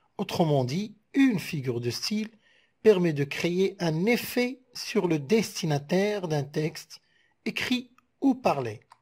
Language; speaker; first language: French; non-native, local second language; Arabic